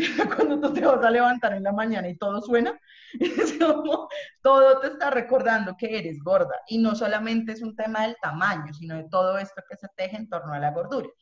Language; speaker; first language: Spanish; native; Spanish